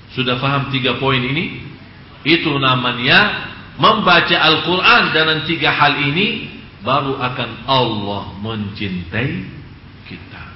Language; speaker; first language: Indonesian; non-native, fluent; Arabic